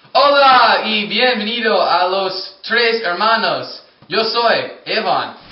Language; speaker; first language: Spanish; non-native, learner; English